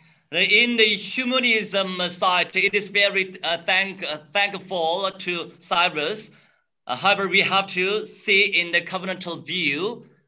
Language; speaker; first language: English; non-native, learner; Korean